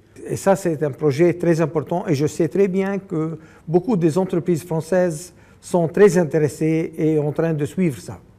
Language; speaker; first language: French; non-native, fluent; Arabic